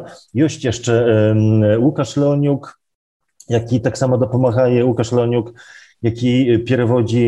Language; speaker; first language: Belarusian; non-native, local second language; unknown